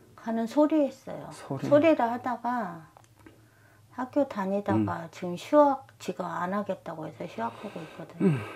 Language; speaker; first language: Korean; native; Korean